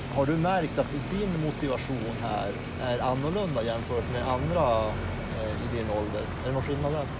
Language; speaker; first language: Swedish; native; Swedish